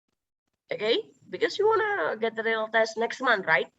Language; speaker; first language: English; non-native, local second language; Indonesian